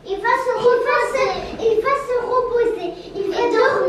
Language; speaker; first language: French; non-native, local second language; Arabic